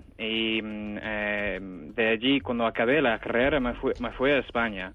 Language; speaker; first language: Spanish; non-native, fluent; English